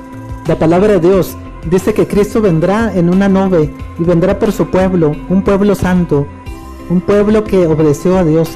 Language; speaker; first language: Spanish; native; Spanish